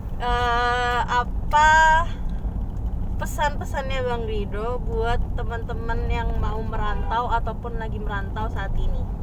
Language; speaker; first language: Indonesian; native; Indonesian